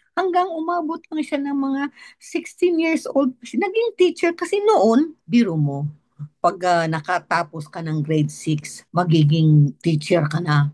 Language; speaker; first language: Filipino; non-native, local second language; Tausug